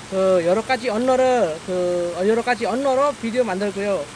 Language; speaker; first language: Korean; non-native, learner; Indonesian